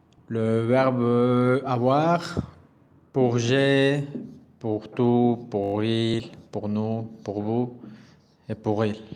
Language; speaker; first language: French; non-native, learner; Spanish